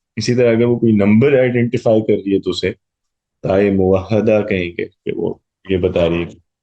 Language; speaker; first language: Urdu; non-native, local second language; Punjabi